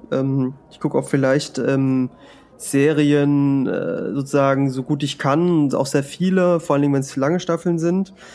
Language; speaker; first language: German; early bilingual, other home language; Spanish